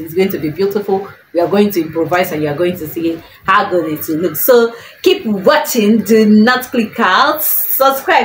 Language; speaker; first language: English; non-native, local second language; Igbo